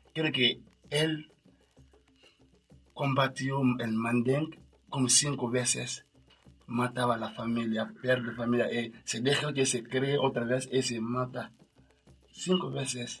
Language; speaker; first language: Spanish; non-native, learner; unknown